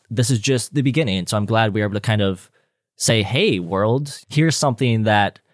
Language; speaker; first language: English; native; English